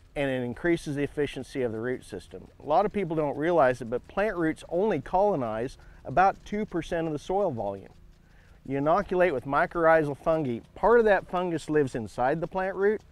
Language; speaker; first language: English; native; English